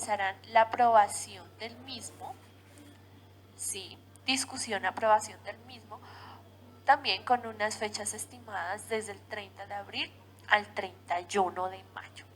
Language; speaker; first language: Spanish; native; Spanish